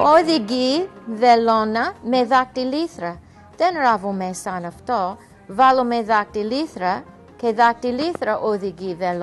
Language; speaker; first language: Greek; non-native, learner; English